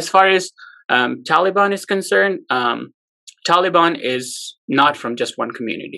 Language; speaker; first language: English; non-native, local second language; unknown